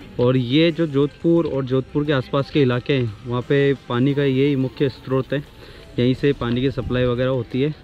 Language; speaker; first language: Hindi; native; Hindi